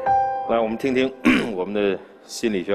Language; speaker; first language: Chinese; native; Chinese